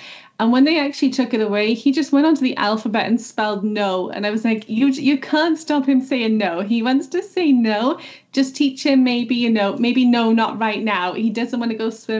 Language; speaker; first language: English; native; English